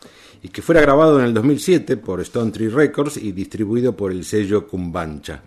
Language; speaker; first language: Spanish; native; Spanish